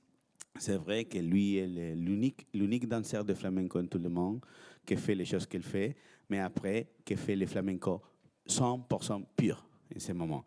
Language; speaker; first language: French; non-native, fluent; Spanish